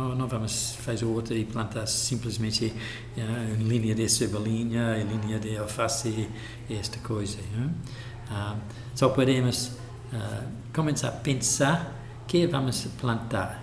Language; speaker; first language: Portuguese; non-native, local second language; English